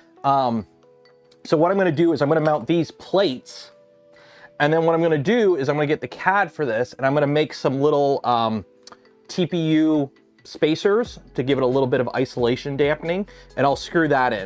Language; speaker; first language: English; native; English